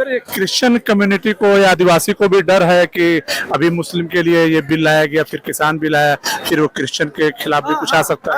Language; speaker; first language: Hindi; native; Hindi